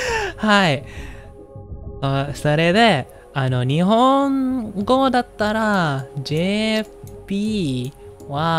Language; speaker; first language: Japanese; non-native, learner; Indonesian